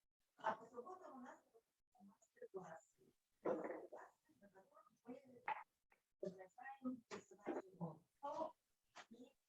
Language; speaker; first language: Russian; native; Russian